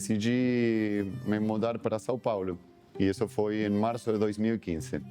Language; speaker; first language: Portuguese; non-native, fluent; Spanish